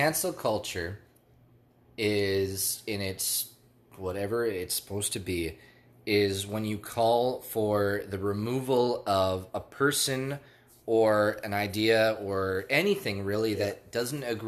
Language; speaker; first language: English; native; English